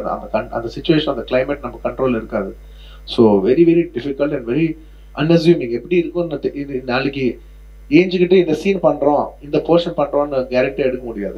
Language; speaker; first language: Tamil; non-native, local second language; Telugu